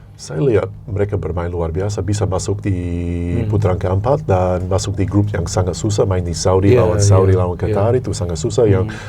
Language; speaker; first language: Indonesian; non-native, fluent; English